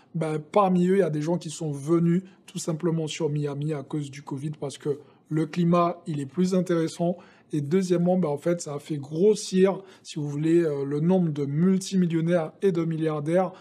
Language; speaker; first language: French; native; French